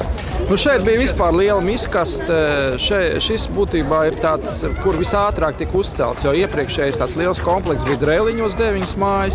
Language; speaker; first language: Latvian; native; Latvian